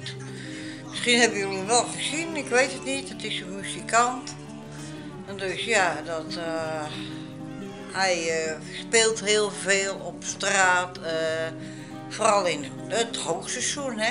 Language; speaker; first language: Dutch; native; Dutch